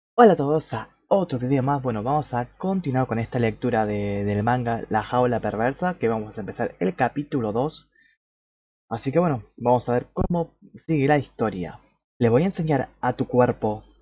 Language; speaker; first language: Spanish; native; Spanish